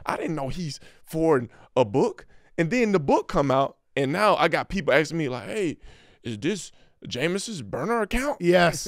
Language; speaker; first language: English; native; English